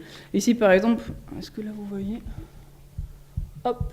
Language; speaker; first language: French; native; French